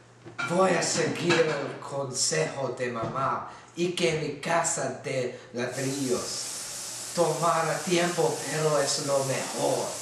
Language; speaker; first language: Spanish; non-native, learner; English